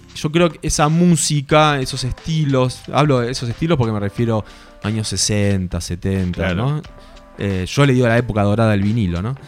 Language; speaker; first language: Spanish; native; Spanish